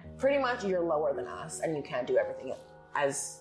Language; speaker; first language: English; early bilingual, other home language; Persian